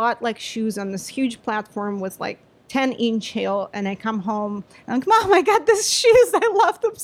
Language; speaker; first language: English; non-native, fluent; Russian